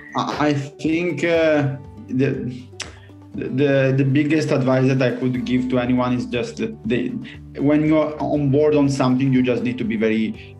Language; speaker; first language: English; non-native, fluent; Italian